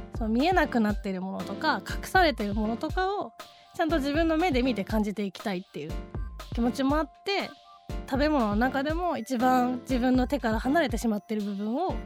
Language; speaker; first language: Japanese; native; Japanese